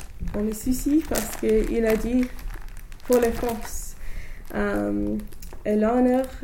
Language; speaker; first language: French; non-native, learner; English